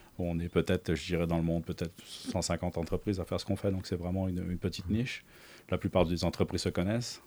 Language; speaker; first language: French; native; French